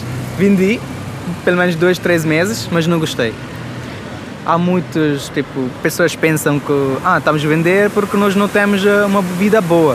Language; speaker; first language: Portuguese; non-native, fluent; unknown